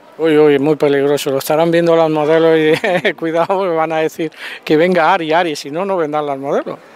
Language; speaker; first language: Spanish; native; Spanish